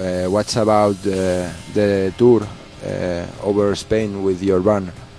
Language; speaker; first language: English; non-native, learner; Spanish